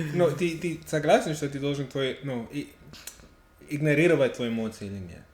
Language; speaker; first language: Russian; non-native, learner; English